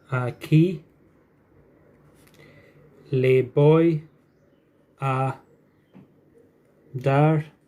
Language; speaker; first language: Spanish; non-native, fluent; English